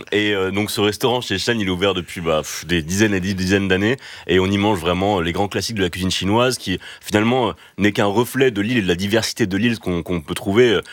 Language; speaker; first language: French; native; French